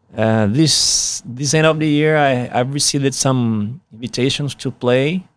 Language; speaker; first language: English; non-native, fluent; Portuguese